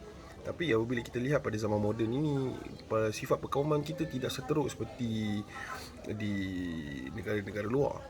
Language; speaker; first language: Malay; native; Malay